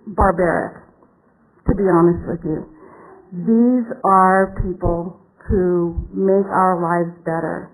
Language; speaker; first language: English; native; English